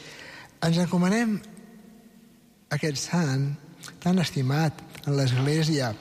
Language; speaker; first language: Catalan; native; Catalan